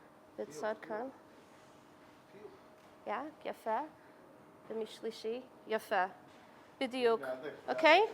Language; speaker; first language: Hebrew; non-native, learner; English